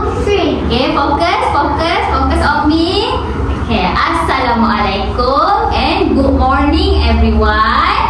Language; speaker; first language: English; non-native, local second language; Malay